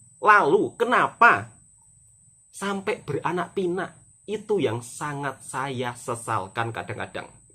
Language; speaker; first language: Indonesian; native; Indonesian